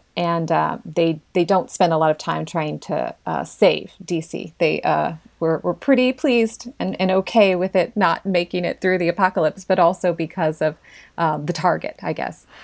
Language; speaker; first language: English; native; English